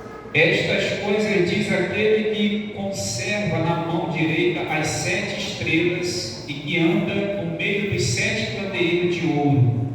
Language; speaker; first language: Portuguese; native; Portuguese